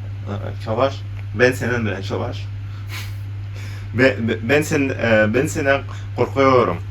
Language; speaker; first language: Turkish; non-native, learner; Tatar